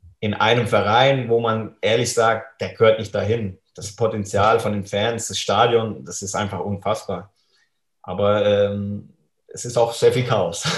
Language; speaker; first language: German; native; German